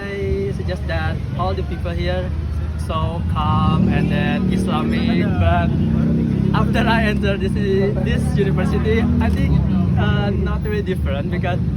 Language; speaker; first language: English; non-native, learner; Indonesian